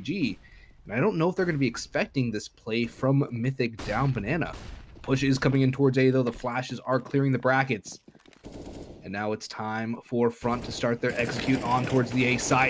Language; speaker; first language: English; native; English